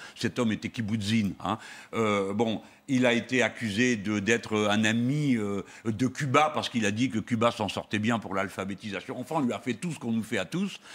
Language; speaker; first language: French; native; French